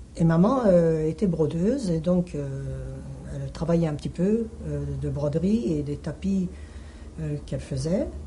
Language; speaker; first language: French; early bilingual, other home language; Hungarian